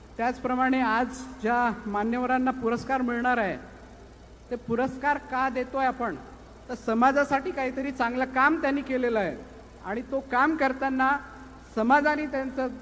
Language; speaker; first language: Marathi; non-native, local second language; Lambadi